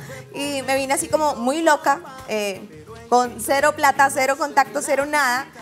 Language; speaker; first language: Spanish; native; Spanish